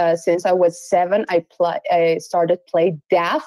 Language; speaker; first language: English; non-native, fluent; Persian